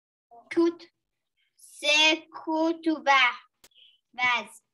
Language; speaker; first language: French; non-native, learner; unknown